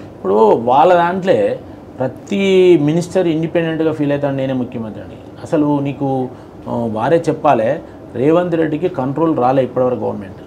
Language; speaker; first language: Telugu; native; Telugu